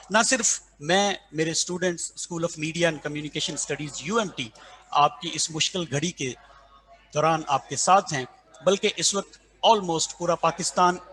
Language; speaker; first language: Hindi; non-native, local second language; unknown